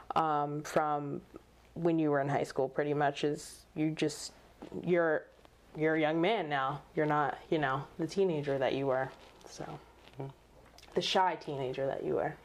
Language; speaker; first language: English; native; English